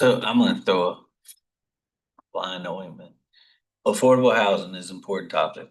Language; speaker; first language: English; native; English